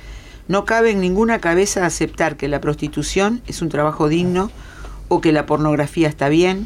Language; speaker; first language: Spanish; native; Spanish